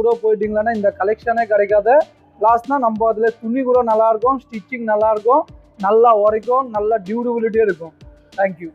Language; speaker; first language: Tamil; non-native, fluent; Hindi